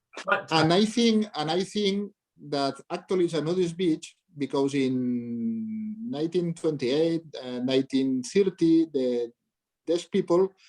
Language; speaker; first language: English; non-native, learner; Catalan